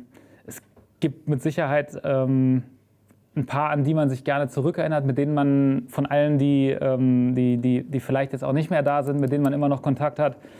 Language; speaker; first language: German; native; German